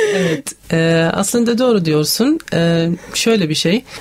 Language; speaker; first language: Turkish; non-native, learner; Arabic